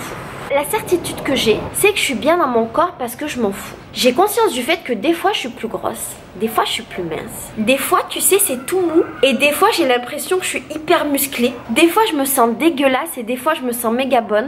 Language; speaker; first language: French; native; French